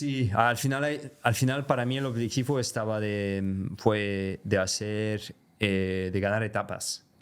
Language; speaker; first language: Spanish; non-native, fluent; French